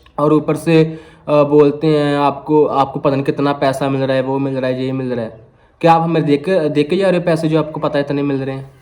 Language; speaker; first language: Hindi; non-native, local second language; Punjabi